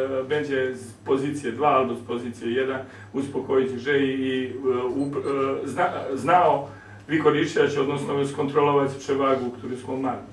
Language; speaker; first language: Polish; non-native, learner; Serbian